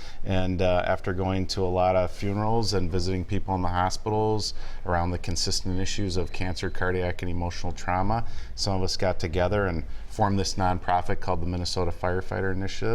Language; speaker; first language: English; native; English